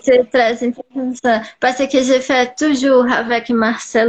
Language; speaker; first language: French; non-native, learner; Portuguese